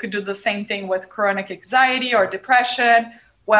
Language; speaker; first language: English; non-native, fluent; Portuguese